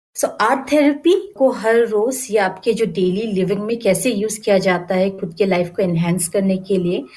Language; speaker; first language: Hindi; non-native, local second language; Garo